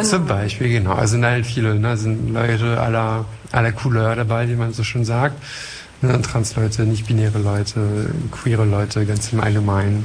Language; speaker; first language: German; non-native, fluent; French